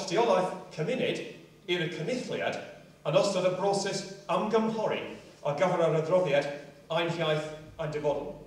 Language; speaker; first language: Welsh; non-native, local second language; English